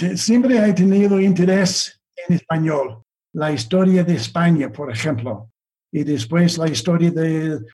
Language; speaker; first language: Spanish; non-native, fluent; English